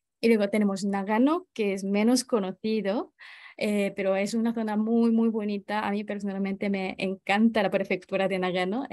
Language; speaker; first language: Spanish; non-native, fluent; Japanese